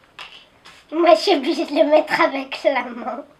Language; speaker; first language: French; native; French